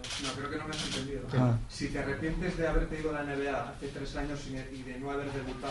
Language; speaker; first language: Spanish; native; Spanish